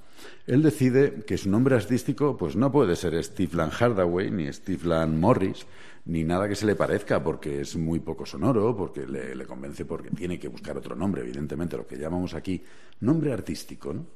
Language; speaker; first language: Spanish; native; Spanish